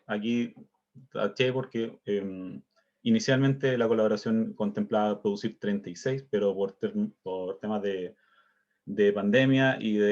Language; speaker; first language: Spanish; native; Spanish